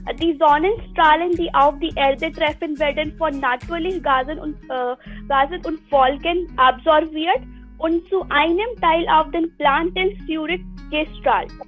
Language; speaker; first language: German; non-native, learner; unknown